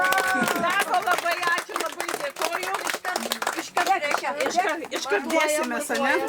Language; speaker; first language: Lithuanian; native; Lithuanian